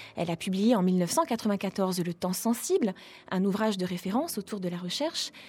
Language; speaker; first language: French; native; French